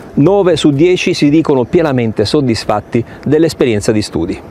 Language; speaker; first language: Italian; native; Italian